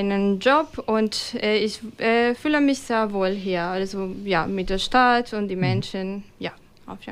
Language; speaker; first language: German; non-native, fluent; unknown